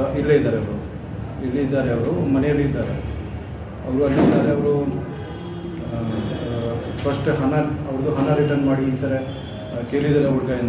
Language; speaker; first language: Kannada; non-native, fluent; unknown